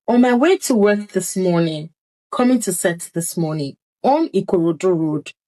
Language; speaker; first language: English; non-native, local second language; Yoruba